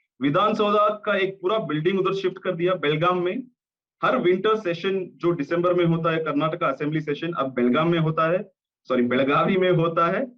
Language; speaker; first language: Hindi; non-native, local second language; Kannada